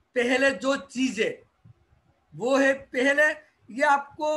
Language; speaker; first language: Hindi; non-native, local second language; Bangla